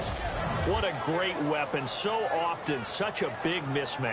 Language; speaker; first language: English; native; English